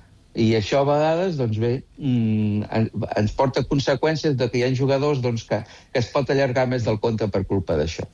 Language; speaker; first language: Catalan; native; Catalan